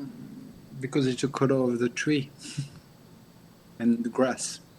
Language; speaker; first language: English; non-native, learner; French